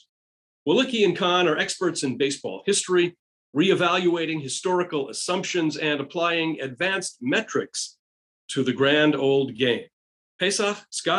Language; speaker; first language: English; native; English